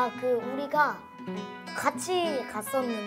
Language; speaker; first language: Korean; native; Korean